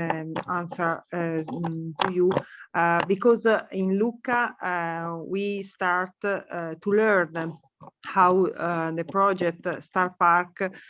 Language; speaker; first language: English; non-native, learner; Italian